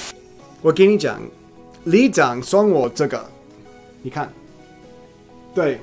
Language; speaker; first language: Chinese; non-native, learner; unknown